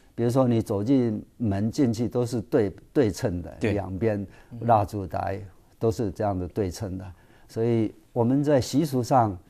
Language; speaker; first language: Chinese; native; Chinese